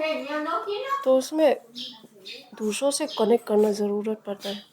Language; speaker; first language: Hindi; non-native, local second language; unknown